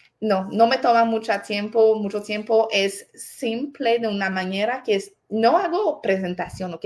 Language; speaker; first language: Spanish; non-native, fluent; French